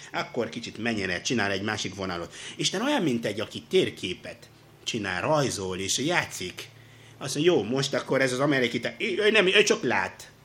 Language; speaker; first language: Hungarian; non-native, fluent; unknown